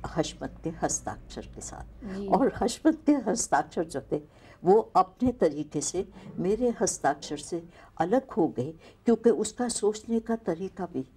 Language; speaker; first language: Urdu; non-native, local second language; Punjabi